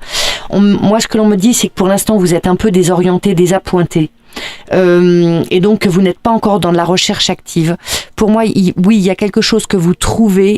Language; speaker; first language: French; native; French